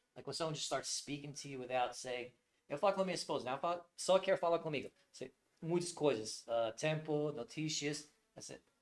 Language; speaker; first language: Portuguese; non-native, learner; English